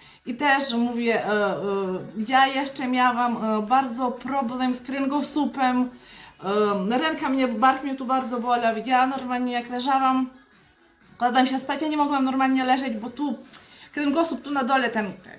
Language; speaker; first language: Polish; non-native, fluent; Ukrainian